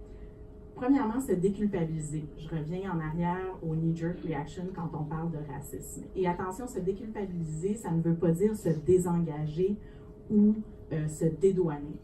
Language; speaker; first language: French; native; French